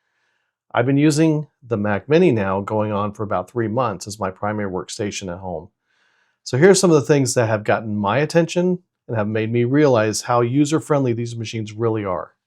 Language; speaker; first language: English; native; English